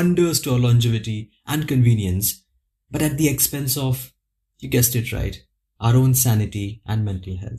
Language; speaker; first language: English; non-native, local second language; Hindi